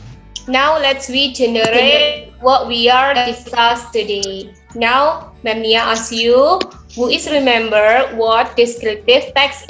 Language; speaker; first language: English; non-native, learner; Indonesian